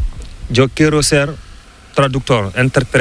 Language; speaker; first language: Spanish; non-native, learner; Fula